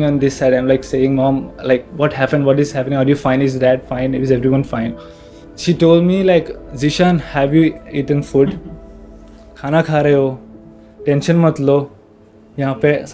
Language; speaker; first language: English; non-native, local second language; Kashmiri